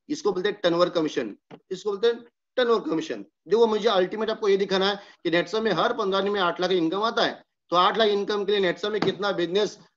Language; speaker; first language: Hindi; non-native, local second language; Marathi